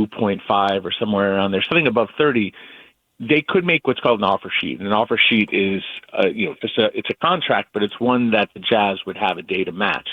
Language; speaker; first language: English; native; English